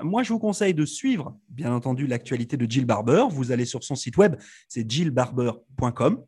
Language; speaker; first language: French; native; French